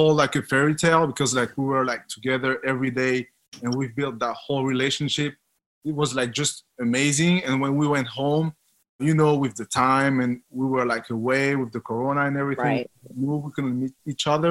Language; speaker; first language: English; non-native, fluent; French